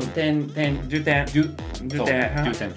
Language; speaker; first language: Japanese; non-native, fluent; English